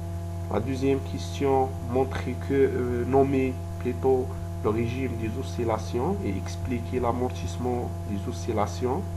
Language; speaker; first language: French; non-native, local second language; Arabic